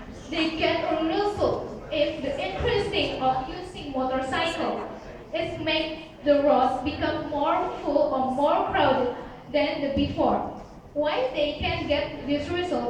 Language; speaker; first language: English; non-native, learner; Indonesian